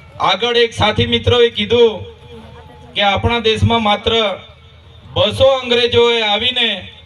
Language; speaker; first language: Gujarati; non-native, local second language; Vasavi